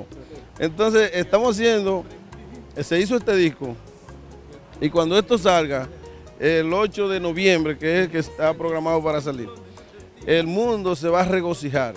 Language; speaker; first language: Spanish; native; Spanish